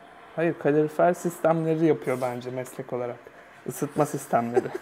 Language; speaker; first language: Turkish; native; Turkish